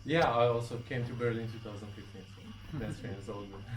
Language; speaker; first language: English; non-native, fluent; Persian